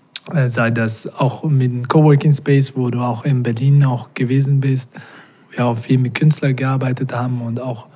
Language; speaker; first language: German; non-native, fluent; Portuguese